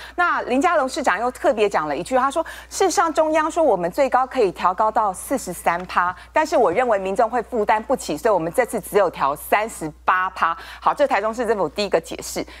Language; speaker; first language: Chinese; native; Chinese